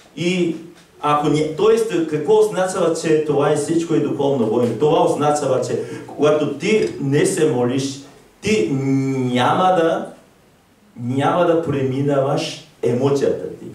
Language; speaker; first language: Bulgarian; non-native, learner; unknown